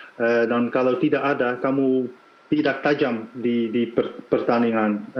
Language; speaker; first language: Indonesian; non-native, fluent; Dutch